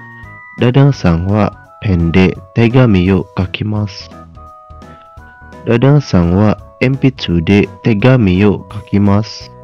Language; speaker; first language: Japanese; non-native, fluent; Indonesian